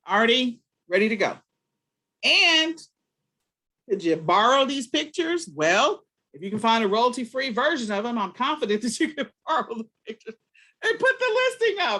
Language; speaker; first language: English; native; English